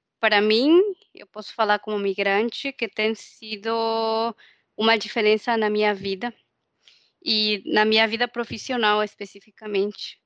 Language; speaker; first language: Portuguese; non-native, fluent; Spanish